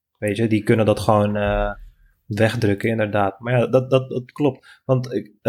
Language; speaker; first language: Dutch; non-native, fluent; Turkish